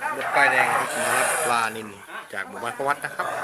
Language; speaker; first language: Thai; native; Thai